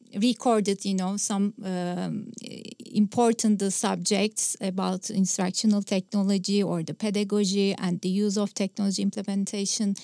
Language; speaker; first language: English; non-native, fluent; Turkish